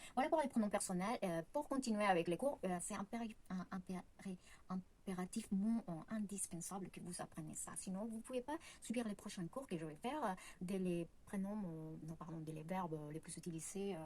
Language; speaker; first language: French; non-native, fluent; Spanish